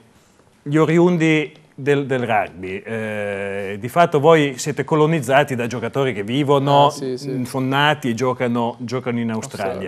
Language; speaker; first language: Italian; native; Italian